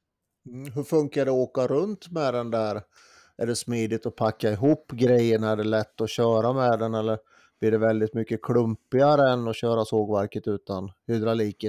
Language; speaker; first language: Swedish; native; Swedish